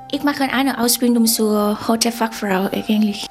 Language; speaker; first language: German; non-native, learner; Vietnamese